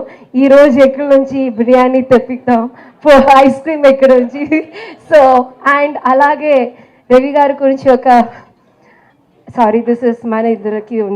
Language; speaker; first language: Telugu; non-native, fluent; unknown